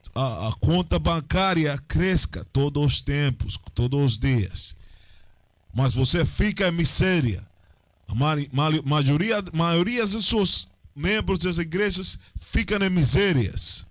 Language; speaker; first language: Portuguese; non-native, learner; Spanish